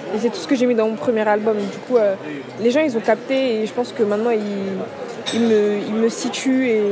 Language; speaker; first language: French; early bilingual, other home language; Kabuverdianu